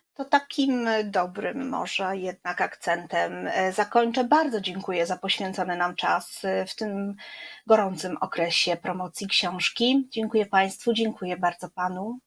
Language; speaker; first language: Polish; native; Polish